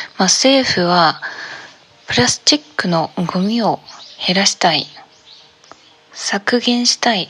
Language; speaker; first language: Japanese; non-native, learner; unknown